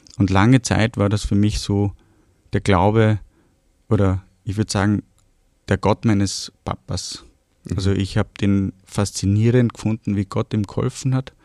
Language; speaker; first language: German; early bilingual, other home language; Romanian